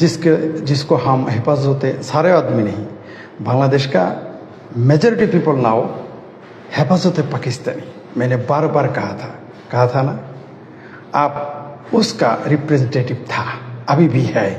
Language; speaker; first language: Hindi; non-native, fluent; Bangla